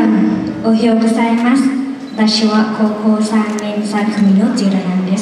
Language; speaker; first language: Japanese; non-native, learner; Thai